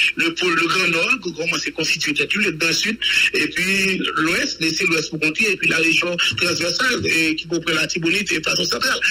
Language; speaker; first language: French; non-native, local second language; Haitian Creole